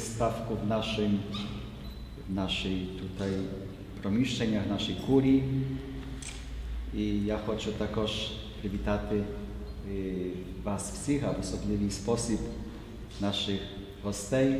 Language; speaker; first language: Ukrainian; non-native, fluent; Polish